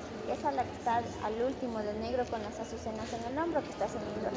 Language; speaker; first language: Spanish; native; Spanish